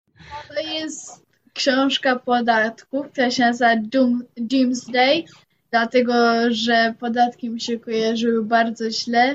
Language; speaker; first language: Polish; early bilingual, heritage; Polish